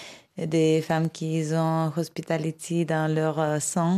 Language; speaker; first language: French; non-native, fluent; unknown